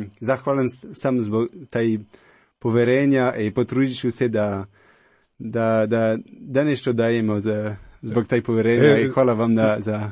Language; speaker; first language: Croatian; non-native, learner; French